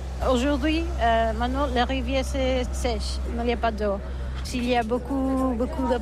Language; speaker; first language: French; non-native, learner; Catalan